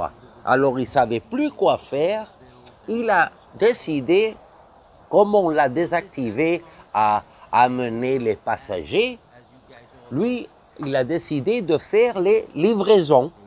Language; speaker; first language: French; non-native, fluent; English